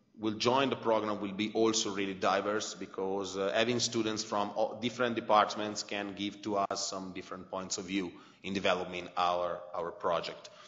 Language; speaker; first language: English; non-native, fluent; Italian